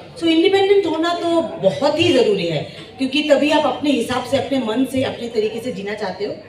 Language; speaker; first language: Hindi; non-native, local second language; Bangla